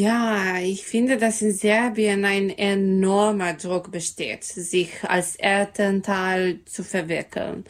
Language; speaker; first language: German; non-native, learner; Serbian